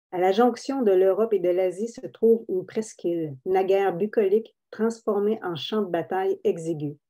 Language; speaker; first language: French; native; French